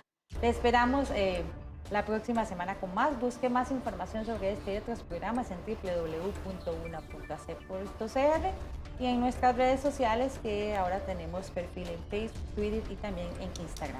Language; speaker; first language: Spanish; native; Spanish